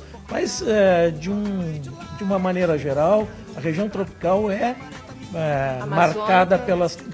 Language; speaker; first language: Portuguese; native; Portuguese